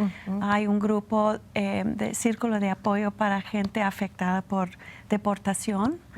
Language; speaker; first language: Spanish; non-native, fluent; English